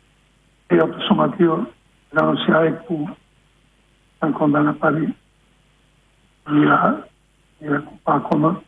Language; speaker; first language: Greek; non-native, fluent; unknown